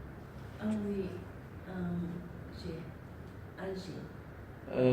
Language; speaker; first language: French; non-native, learner; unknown